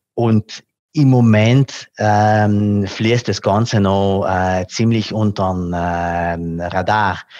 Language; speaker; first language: German; non-native, local second language; Italian